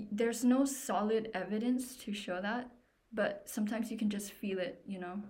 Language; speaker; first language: English; native; English